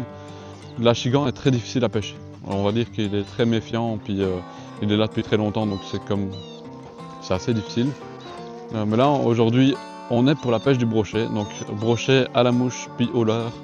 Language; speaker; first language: French; native; French